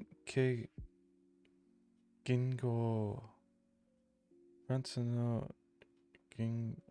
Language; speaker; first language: Japanese; non-native, learner; English